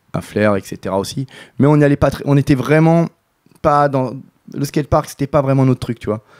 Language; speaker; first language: French; native; French